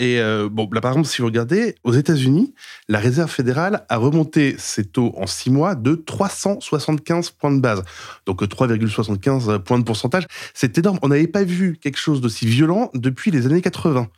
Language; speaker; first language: French; native; French